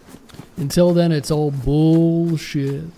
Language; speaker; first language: English; native; English